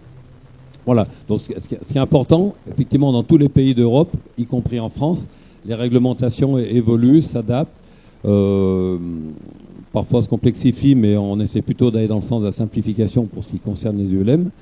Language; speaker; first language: French; native; French